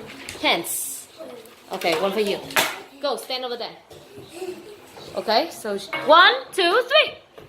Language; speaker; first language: English; non-native, fluent; Vietnamese